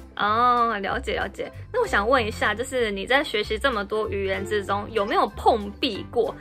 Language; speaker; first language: Chinese; non-native, fluent; Japanese